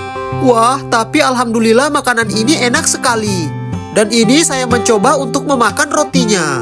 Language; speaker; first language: Indonesian; native; Indonesian